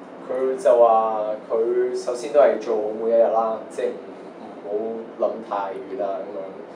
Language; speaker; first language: Portuguese; non-native, learner; Cantonese